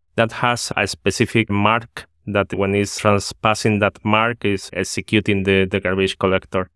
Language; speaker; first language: English; non-native, fluent; Spanish